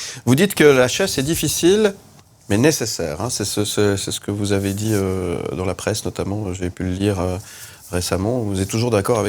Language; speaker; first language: French; native; French